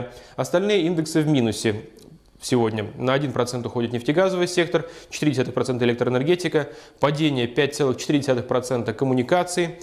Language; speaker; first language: Russian; native; Russian